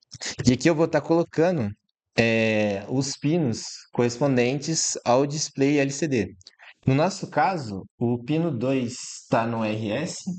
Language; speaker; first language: Portuguese; native; Portuguese